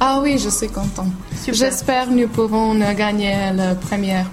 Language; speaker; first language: French; non-native, learner; Serbian